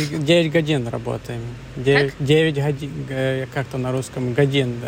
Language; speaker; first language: Russian; non-native, learner; Ukrainian